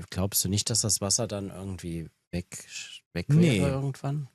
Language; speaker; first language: German; native; German